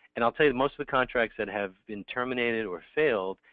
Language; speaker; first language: English; native; English